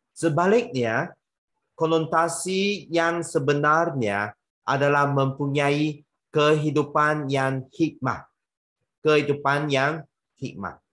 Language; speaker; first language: Malay; non-native, local second language; Chinese